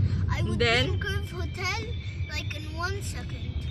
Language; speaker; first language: English; non-native, learner; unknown